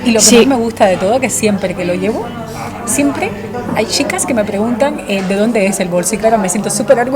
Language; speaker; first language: Spanish; native; Spanish